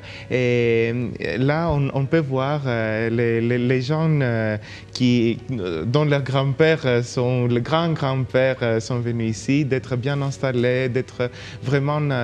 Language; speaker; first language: French; non-native, local second language; Greek